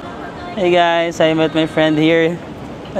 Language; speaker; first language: English; non-native, local second language; Filipino